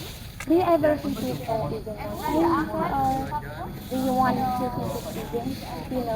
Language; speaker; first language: English; non-native, learner; Indonesian